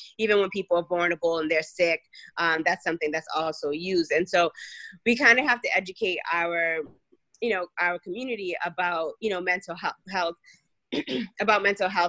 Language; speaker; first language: English; early bilingual, other home language; Kabuverdianu